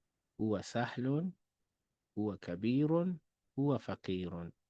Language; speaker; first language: Arabic; non-native, fluent; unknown